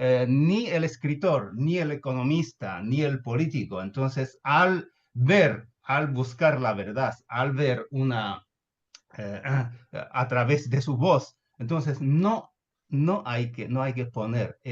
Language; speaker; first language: Spanish; non-native, fluent; Chinese